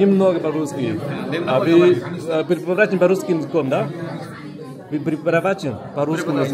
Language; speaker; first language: Russian; non-native, learner; Vietnamese